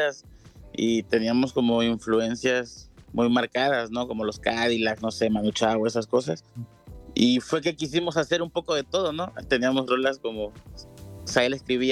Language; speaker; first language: Spanish; native; Spanish